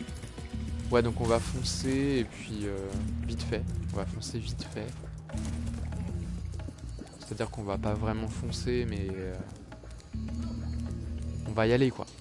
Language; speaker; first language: French; native; French